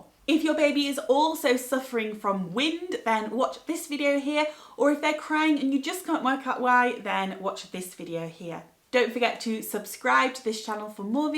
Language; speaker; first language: English; native; English